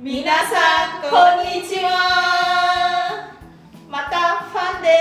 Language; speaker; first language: Japanese; non-native, learner; Vietnamese